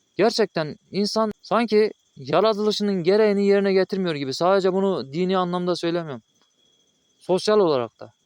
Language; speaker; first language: Turkish; native; Turkish